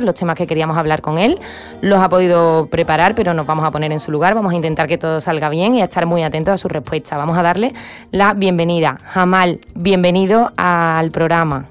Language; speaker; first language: Spanish; native; Spanish